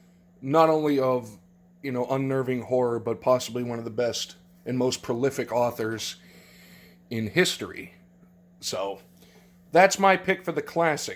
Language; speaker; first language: English; native; English